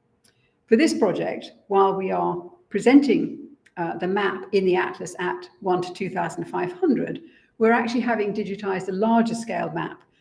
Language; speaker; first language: English; native; English